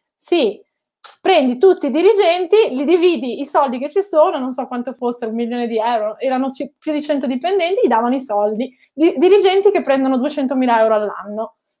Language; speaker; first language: Italian; native; Italian